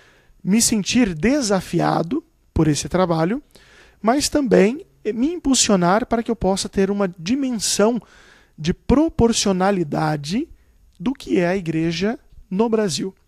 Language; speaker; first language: Portuguese; native; Portuguese